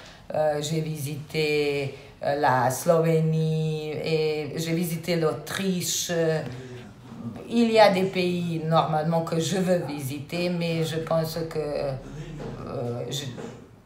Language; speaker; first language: French; non-native, fluent; Serbian